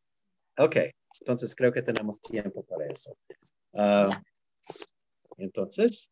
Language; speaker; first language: Spanish; non-native, fluent; English